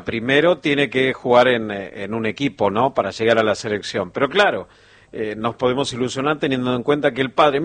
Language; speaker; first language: Spanish; native; Spanish